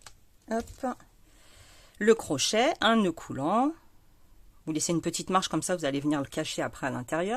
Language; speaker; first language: French; native; French